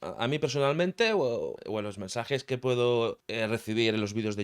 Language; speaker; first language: Spanish; native; Spanish